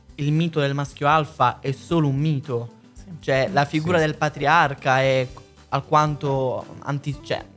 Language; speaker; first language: Italian; native; Italian